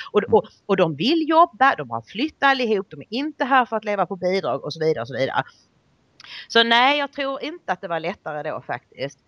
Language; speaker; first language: Swedish; native; Swedish